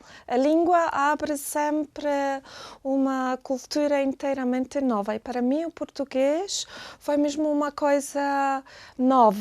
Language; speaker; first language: Portuguese; non-native, fluent; German